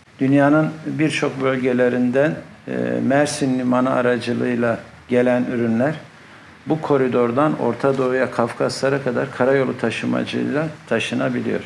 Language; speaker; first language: Turkish; native; Turkish